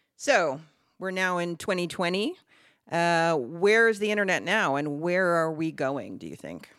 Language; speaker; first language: English; native; English